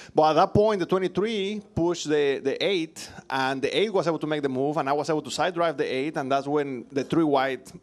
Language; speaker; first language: English; non-native, fluent; Spanish